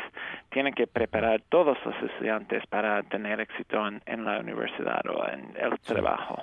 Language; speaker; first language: Spanish; non-native, fluent; English